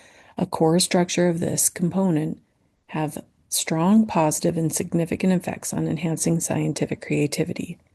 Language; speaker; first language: English; native; English